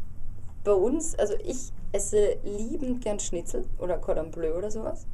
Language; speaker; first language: German; native; German